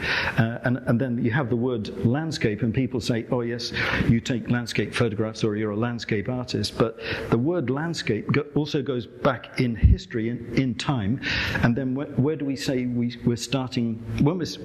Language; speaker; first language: English; native; English